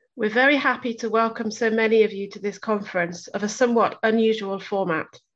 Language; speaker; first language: English; native; English